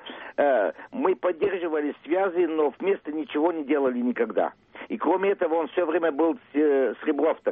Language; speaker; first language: Russian; early bilingual, heritage; Russian